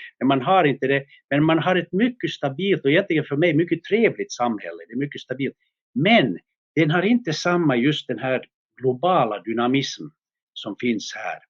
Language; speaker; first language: Swedish; native; Swedish